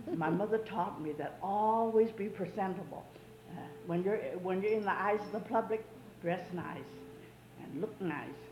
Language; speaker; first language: English; early bilingual, other home language; Chinese